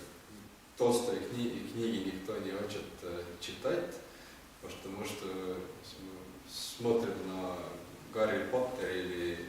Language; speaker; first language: Russian; non-native, learner; Estonian